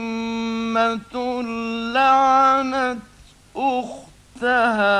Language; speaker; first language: Arabic; native; Arabic